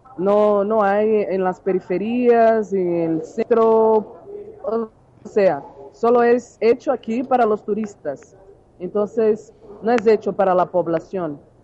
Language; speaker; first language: Spanish; non-native, learner; Portuguese